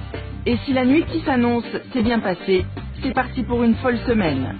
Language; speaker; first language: French; native; French